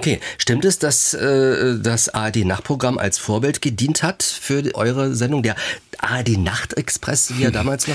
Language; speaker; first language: German; native; German